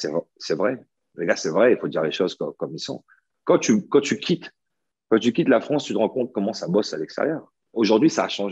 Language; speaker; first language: French; native; French